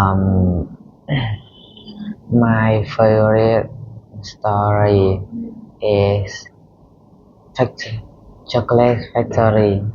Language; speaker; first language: English; non-native, learner; Vietnamese